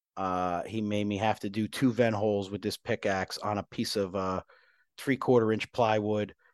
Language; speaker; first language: English; native; English